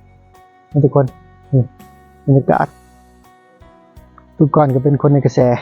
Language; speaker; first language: Thai; non-native, local second language; Lao